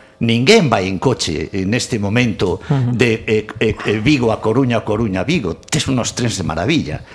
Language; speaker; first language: Galician; non-native, local second language; Spanish